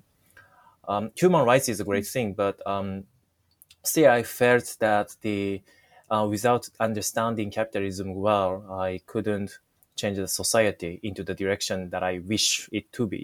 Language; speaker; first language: English; non-native, fluent; Japanese